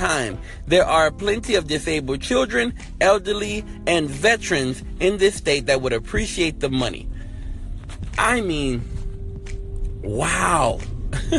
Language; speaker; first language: English; native; English